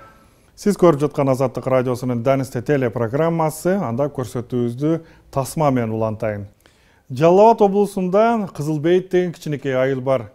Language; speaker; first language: Kyrgyz; native; Kyrgyz